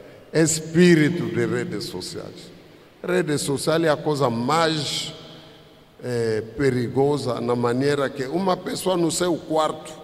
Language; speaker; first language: Portuguese; non-native, fluent; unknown